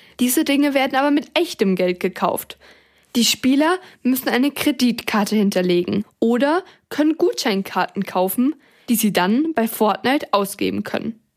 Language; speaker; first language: German; native; German